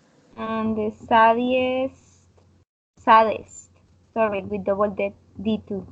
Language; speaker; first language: English; non-native, learner; Spanish